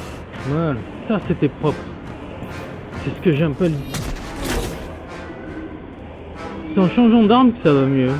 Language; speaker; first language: French; native; French